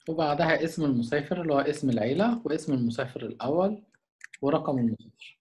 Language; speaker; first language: Arabic; native; Arabic